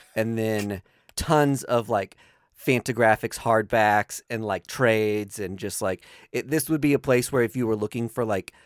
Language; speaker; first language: English; early bilingual, other home language; Italian